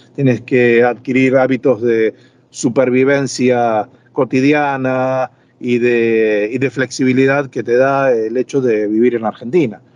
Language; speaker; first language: Spanish; native; Spanish